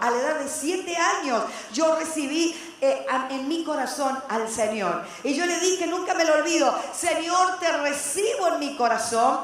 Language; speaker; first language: Spanish; native; Spanish